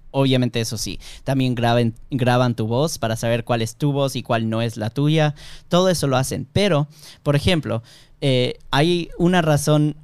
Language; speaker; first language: Spanish; early bilingual, heritage; Spanish